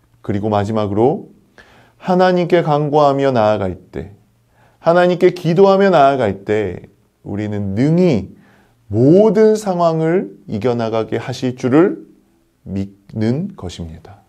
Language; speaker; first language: Korean; native; Korean